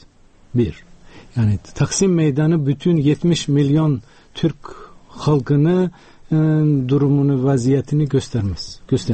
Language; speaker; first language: Turkish; non-native, fluent; Uzbek